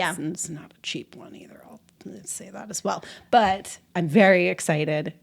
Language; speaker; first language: English; native; English